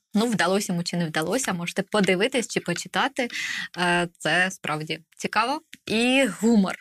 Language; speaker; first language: Ukrainian; native; Ukrainian